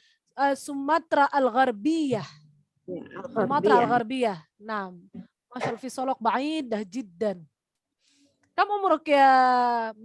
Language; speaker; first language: Arabic; non-native, fluent; Indonesian